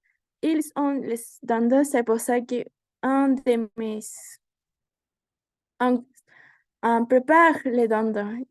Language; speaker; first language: French; non-native, learner; Spanish